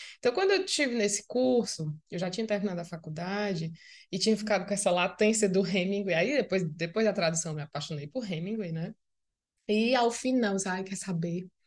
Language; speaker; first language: Portuguese; native; Portuguese